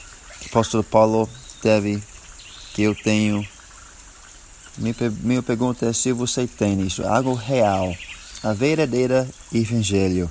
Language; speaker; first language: Portuguese; non-native, learner; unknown